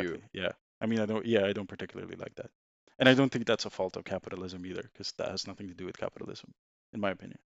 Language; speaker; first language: English; non-native, fluent; Swedish